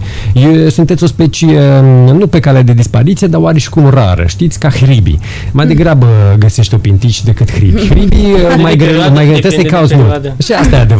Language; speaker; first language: Romanian; native; Romanian